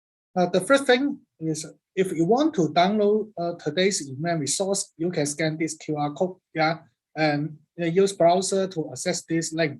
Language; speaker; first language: English; non-native, learner; Cantonese